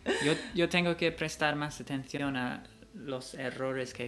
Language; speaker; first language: Spanish; non-native, fluent; English